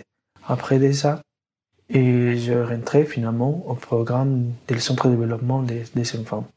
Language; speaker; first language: French; non-native, learner; Spanish